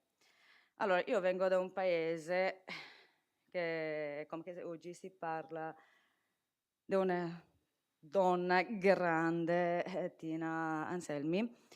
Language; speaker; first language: Italian; non-native, fluent; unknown